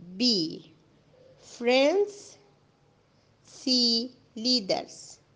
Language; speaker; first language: English; non-native, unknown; Arabic